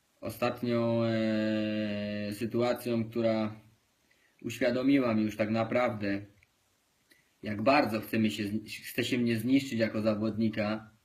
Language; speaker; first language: Polish; native; Polish